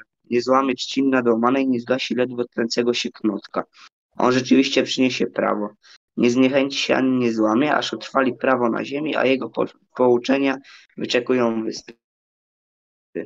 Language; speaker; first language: Polish; native; Polish